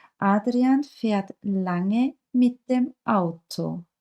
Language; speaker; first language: German; non-native, fluent; Turkish